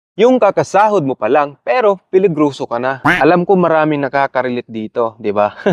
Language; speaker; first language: Filipino; non-native, local second language; Cebuano